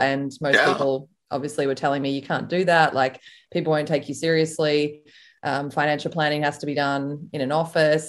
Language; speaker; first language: English; native; English